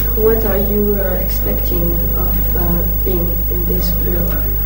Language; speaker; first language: English; non-native, learner; French